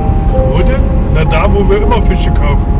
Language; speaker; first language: German; native; German